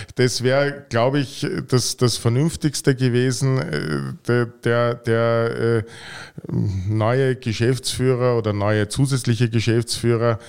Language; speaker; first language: German; native; German